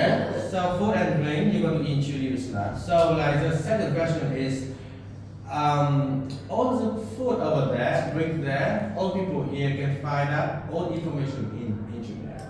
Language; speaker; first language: English; non-native, learner; Vietnamese